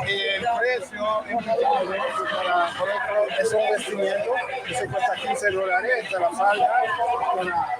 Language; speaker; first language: Spanish; non-native, learner; Haitian Creole